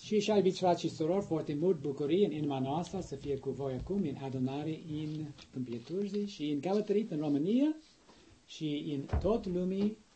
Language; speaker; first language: Romanian; non-native, learner; English